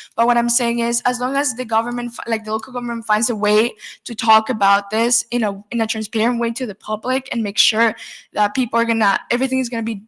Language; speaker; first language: English; non-native, fluent; Spanish